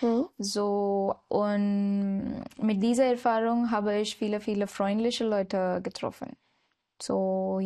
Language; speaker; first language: German; non-native, learner; Marathi